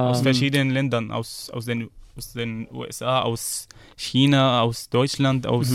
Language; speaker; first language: German; non-native, fluent; Arabic